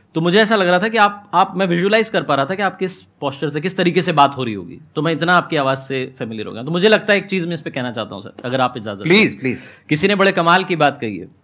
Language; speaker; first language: Hindi; native; Hindi